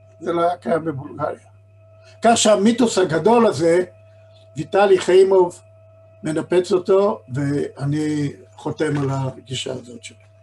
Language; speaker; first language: Hebrew; native; Hebrew